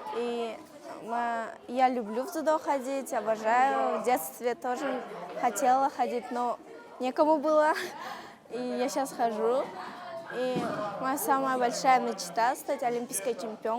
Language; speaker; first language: Russian; non-native, local second language; Kyrgyz